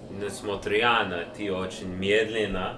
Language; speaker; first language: Russian; non-native, learner; English